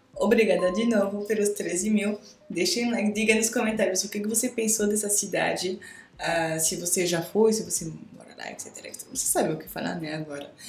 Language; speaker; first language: Portuguese; non-native, fluent; French